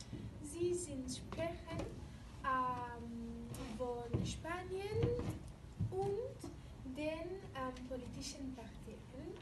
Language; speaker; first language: German; non-native, learner; Catalan